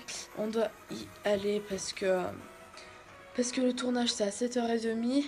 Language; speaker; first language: French; native; French